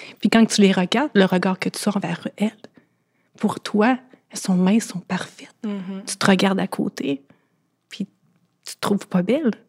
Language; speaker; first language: French; native; French